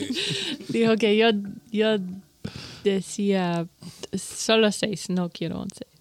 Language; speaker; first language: Spanish; non-native, learner; English